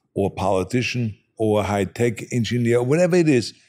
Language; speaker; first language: English; non-native, fluent; German